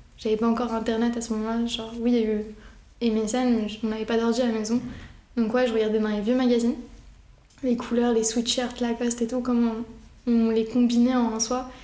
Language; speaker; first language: French; early bilingual, other home language; Arabic